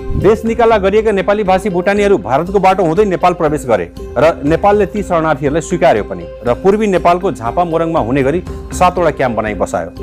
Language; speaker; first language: Nepali; native; Nepali